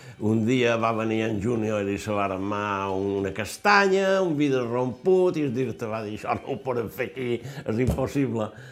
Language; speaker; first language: Catalan; native; Catalan